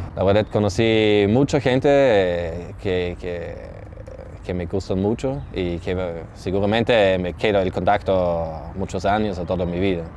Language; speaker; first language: Spanish; non-native, learner; German